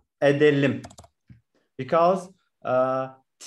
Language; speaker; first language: English; non-native, learner; Turkish